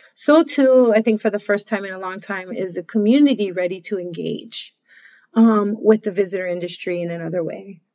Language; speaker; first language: English; native; English